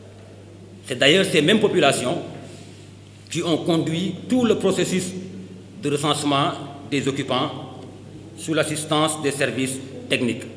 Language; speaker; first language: French; non-native, local second language; Wolof